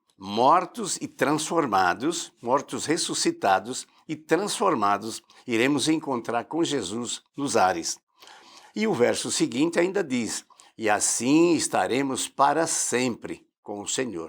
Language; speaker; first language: Portuguese; native; Portuguese